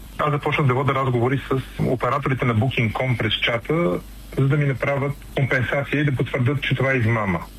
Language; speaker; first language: Bulgarian; native; Bulgarian